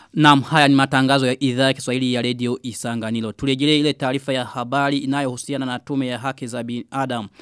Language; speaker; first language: Swahili; non-native, local second language; Rundi